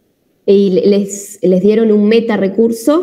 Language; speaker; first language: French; non-native, fluent; Spanish